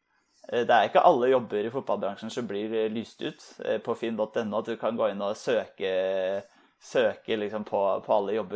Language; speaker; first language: Norwegian; native; Norwegian